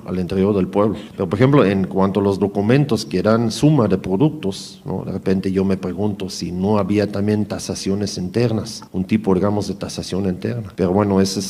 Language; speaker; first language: Spanish; native; Spanish